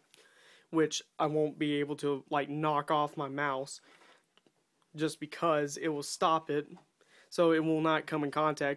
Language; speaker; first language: English; native; English